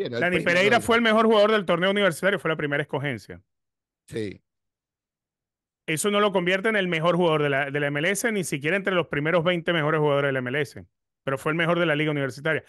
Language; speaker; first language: Spanish; native; Spanish